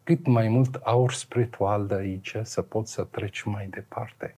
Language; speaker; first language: Romanian; non-native, fluent; Arabic